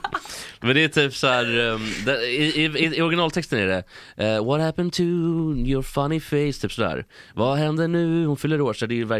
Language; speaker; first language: Swedish; native; Swedish